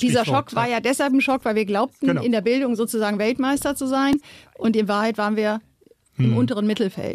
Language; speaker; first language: German; native; German